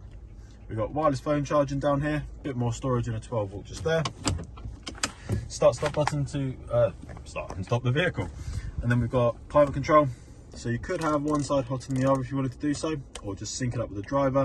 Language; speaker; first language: English; native; English